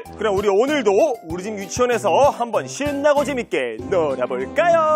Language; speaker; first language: Korean; native; Korean